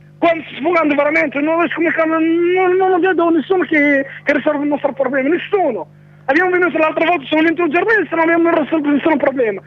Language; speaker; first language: Italian; non-native, fluent; Arabic